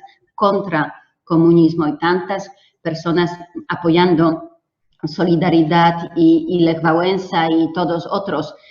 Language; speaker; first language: Spanish; non-native, fluent; Polish